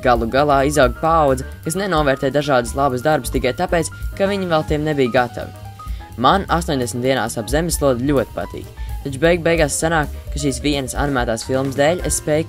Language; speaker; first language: Latvian; native; Latvian